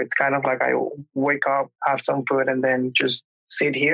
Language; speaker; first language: English; non-native, fluent; Spanish